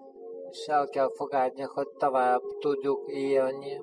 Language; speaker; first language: Hungarian; non-native, fluent; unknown